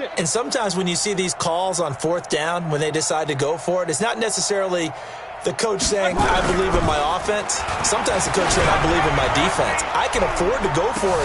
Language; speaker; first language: English; native; English